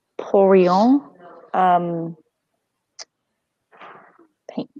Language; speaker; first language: French; non-native, learner; English